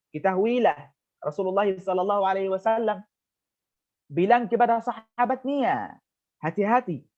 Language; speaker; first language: Indonesian; non-native, fluent; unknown